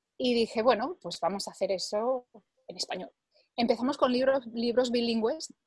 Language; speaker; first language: Spanish; early bilingual, other home language; English